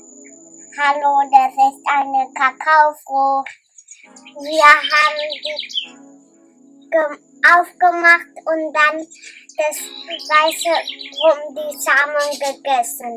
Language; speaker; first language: German; early bilingual, heritage; German